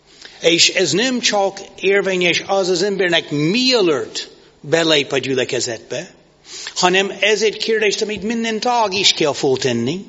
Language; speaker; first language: Hungarian; non-native, fluent; English